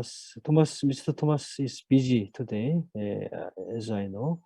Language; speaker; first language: English; non-native, fluent; Korean